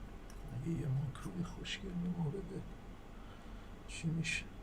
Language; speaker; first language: Persian; native; Persian